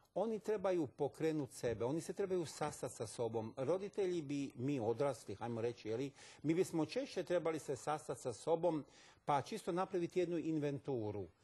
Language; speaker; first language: Croatian; native; Croatian